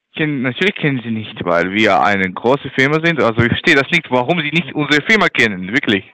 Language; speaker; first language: German; non-native, learner; Russian